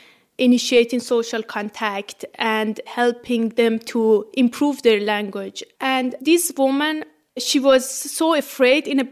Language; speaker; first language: English; non-native, fluent; Persian